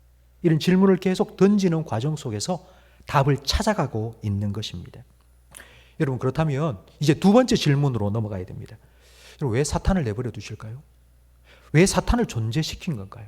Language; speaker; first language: Korean; native; Korean